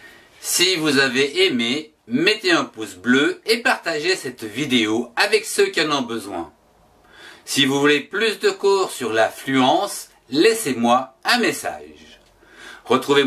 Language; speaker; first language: French; native; French